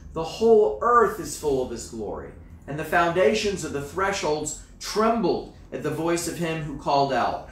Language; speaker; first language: English; native; English